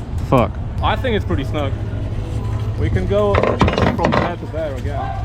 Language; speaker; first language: English; non-native, fluent; Polish